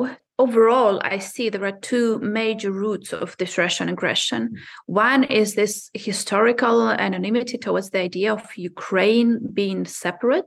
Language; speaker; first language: English; non-native, fluent; Ukrainian